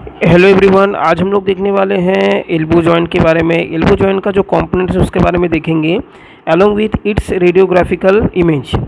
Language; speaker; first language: Hindi; non-native, local second language; Bangla